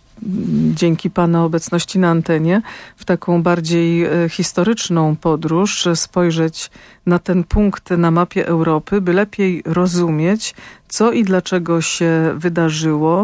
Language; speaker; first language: Polish; native; Polish